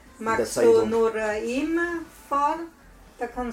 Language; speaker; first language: German; non-native, learner; Italian